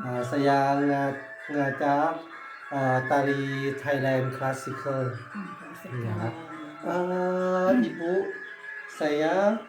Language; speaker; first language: Indonesian; non-native, learner; Thai